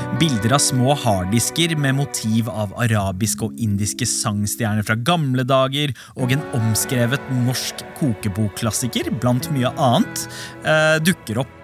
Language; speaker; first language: Norwegian; early bilingual, other home language; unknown